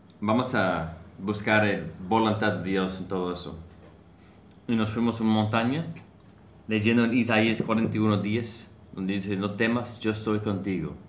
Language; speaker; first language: Spanish; non-native, learner; English